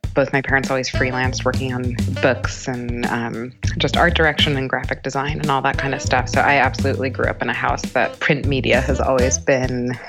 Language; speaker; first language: English; native; English